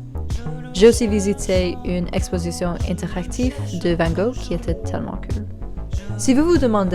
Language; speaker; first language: French; non-native, learner; English